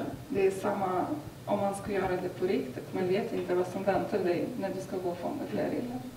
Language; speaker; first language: Swedish; non-native, fluent; Lithuanian